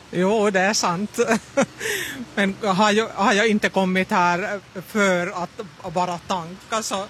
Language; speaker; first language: Swedish; non-native, fluent; Finnish